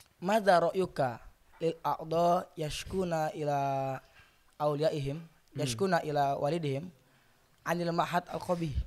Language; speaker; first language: Arabic; non-native, learner; Indonesian